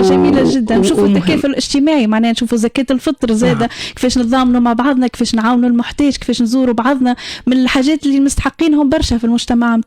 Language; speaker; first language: Arabic; native; Arabic